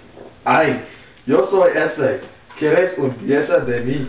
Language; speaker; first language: Spanish; non-native, learner; English